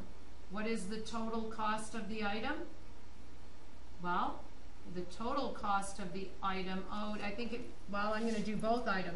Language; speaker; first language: English; native; English